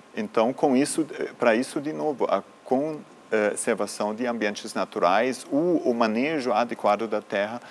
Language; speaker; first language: Portuguese; non-native, fluent; German